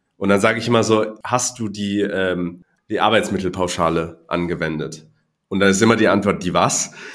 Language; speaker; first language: German; non-native, fluent; Cantonese